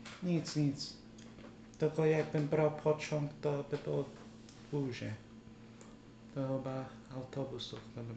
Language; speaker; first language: Polish; early bilingual, heritage; English